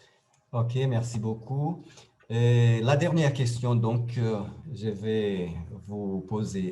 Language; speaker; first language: French; non-native, fluent; Portuguese